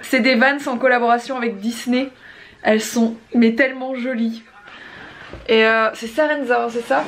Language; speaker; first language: French; native; French